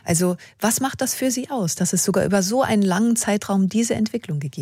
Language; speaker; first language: German; native; German